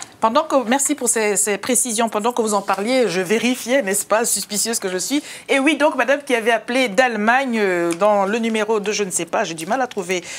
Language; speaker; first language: French; native; French